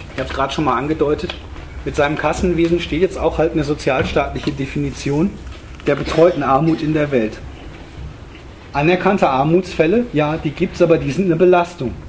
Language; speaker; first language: German; native; German